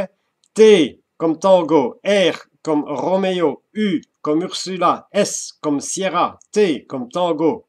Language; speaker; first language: French; native; French